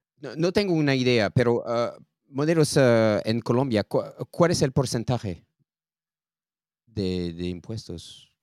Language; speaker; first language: Spanish; non-native, learner; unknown